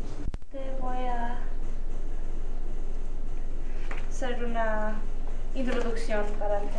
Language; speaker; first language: Spanish; early bilingual, heritage; Spanish